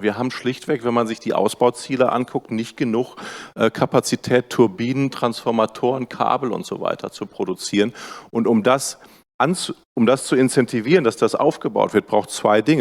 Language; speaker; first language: German; native; German